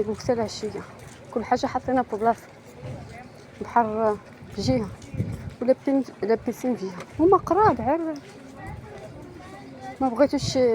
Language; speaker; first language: Arabic; native; Arabic